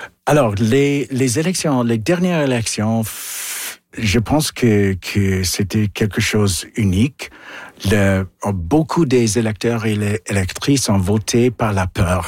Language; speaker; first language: French; non-native, local second language; English